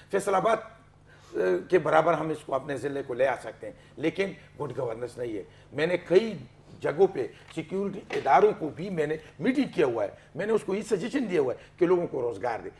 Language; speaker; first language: Urdu; non-native, local second language; Pashto